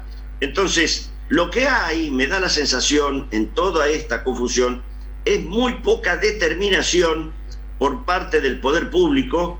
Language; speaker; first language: Spanish; native; Spanish